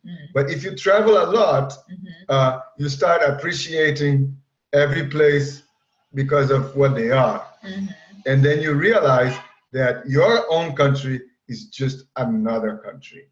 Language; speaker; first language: English; non-native, fluent; Portuguese